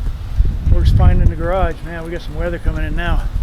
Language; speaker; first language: English; native; English